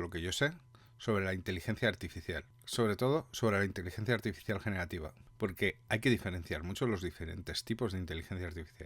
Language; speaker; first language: Spanish; native; Spanish